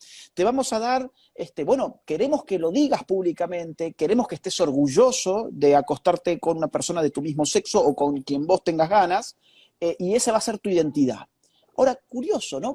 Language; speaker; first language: Spanish; native; Spanish